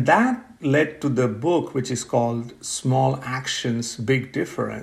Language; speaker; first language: English; non-native, local second language; Bangla